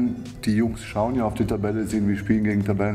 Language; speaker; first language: German; native; German